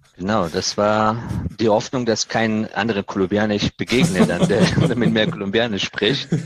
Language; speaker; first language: German; non-native, fluent; Persian